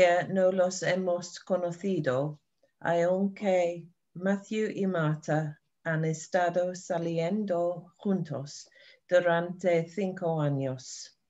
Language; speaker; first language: Spanish; non-native, learner; English